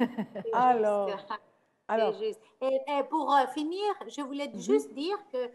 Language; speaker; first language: French; non-native, fluent; Greek